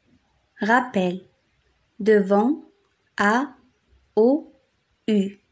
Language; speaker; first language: French; non-native, fluent; Arabic